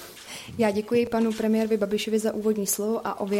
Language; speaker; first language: Czech; native; Czech